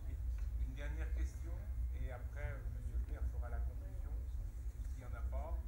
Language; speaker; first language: French; native; French